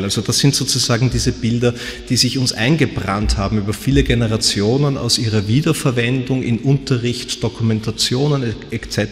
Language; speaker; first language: German; native; German